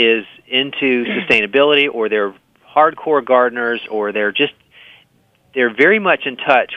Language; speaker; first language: English; native; English